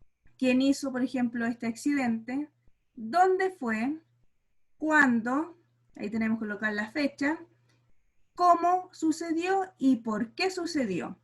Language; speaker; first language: Spanish; native; Spanish